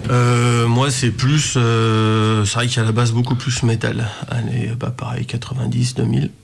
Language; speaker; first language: French; native; French